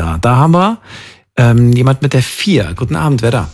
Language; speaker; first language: German; native; German